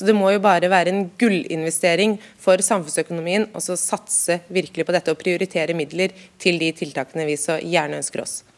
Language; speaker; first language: Norwegian; native; Norwegian